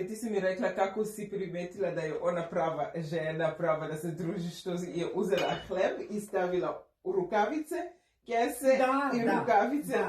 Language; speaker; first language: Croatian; non-native, fluent; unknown